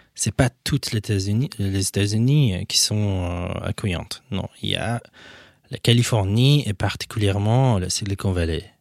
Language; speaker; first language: French; non-native, fluent; Persian